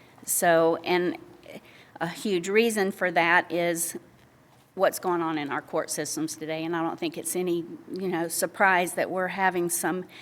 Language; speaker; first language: English; native; English